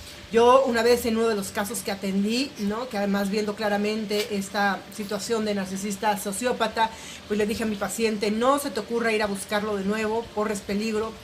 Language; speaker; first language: Spanish; native; Spanish